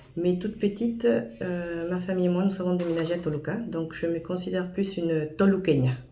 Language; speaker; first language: French; non-native, fluent; Spanish